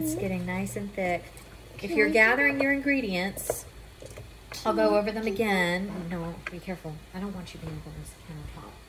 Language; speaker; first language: English; native; English